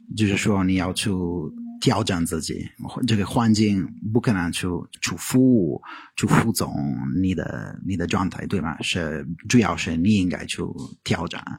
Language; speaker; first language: Chinese; non-native, fluent; Italian